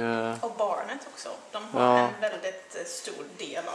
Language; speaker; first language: Swedish; non-native, fluent; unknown